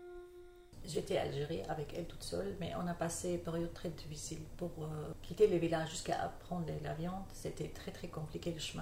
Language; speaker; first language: French; non-native, learner; Arabic